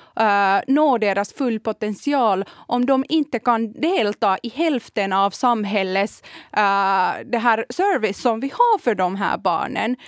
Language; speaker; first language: Swedish; non-native, fluent; Kurdish